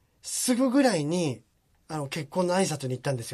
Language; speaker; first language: Japanese; native; Japanese